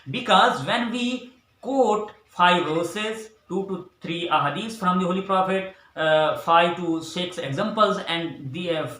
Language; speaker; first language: English; non-native, local second language; Urdu